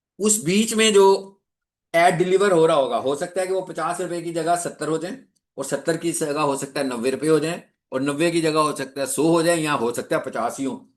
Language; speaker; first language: Urdu; non-native, local second language; Punjabi